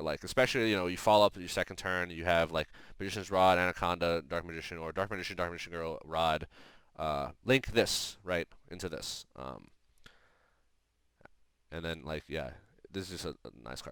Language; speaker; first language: English; native; English